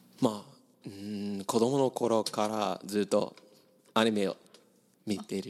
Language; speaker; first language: Japanese; non-native, learner; English